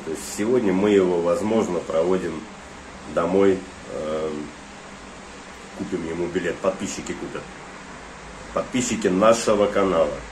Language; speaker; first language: Russian; native; Russian